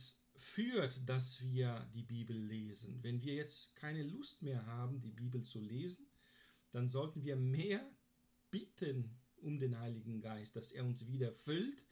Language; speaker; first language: German; non-native, fluent; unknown